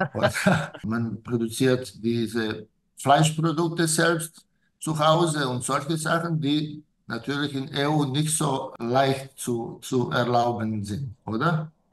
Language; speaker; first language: German; non-native, fluent; Serbian